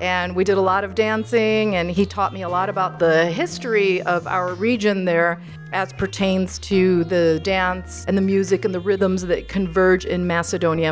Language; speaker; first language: English; early bilingual, other home language; Macedonian